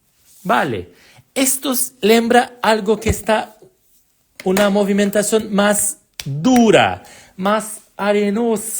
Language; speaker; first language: Spanish; non-native, fluent; Portuguese